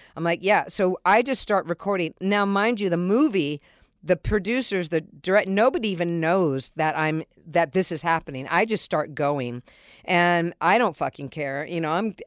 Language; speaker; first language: English; native; English